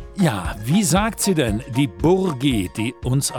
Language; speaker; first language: German; native; German